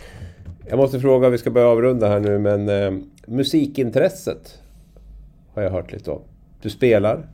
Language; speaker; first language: Swedish; native; Swedish